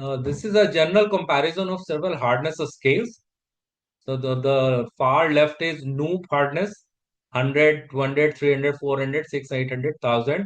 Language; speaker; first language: English; non-native, local second language; Hindi